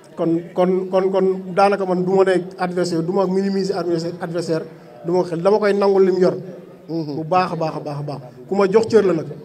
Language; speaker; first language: Wolof; non-native, local second language; Serer